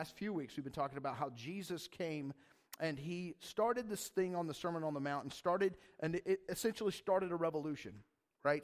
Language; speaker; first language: English; native; English